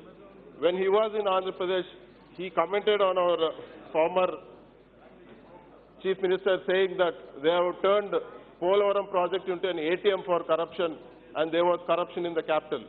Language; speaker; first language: English; non-native, local second language; Telugu